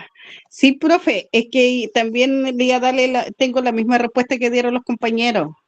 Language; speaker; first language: Spanish; native; Spanish